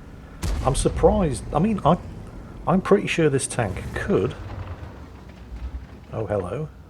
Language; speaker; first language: English; native; English